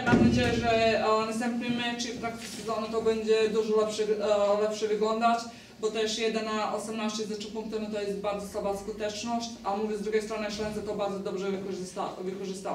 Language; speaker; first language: Polish; non-native, fluent; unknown